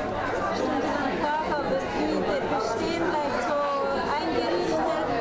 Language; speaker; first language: German; native; German